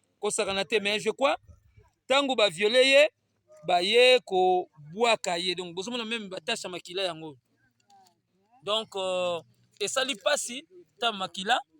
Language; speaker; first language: Lingala; non-native, local second language; Kongo